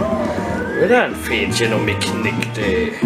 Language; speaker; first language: German; native; German